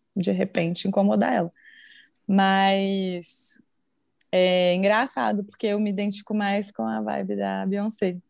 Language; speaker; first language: Portuguese; native; Portuguese